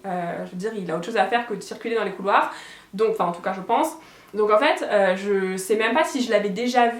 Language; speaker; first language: French; native; French